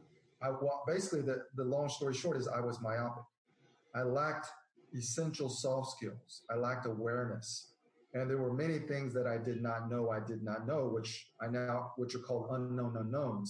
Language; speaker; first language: English; native; English